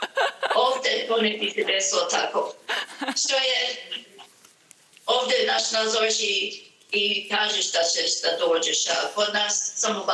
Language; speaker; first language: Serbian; early bilingual, heritage; Serbian